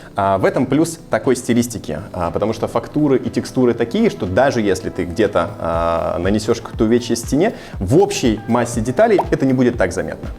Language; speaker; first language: Russian; native; Russian